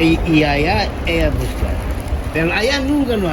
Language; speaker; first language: Spanish; non-native, learner; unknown